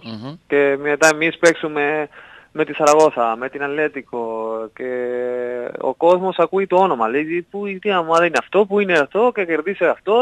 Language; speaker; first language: Greek; non-native, learner; Spanish